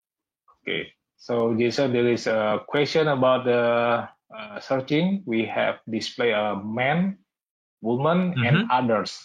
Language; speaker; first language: English; non-native, learner; Indonesian